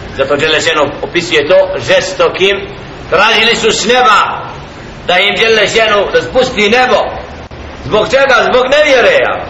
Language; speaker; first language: Bosnian; native; Bosnian